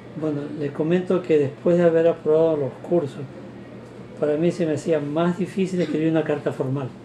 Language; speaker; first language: Spanish; native; Spanish